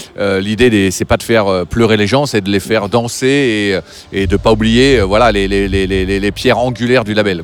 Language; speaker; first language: French; native; French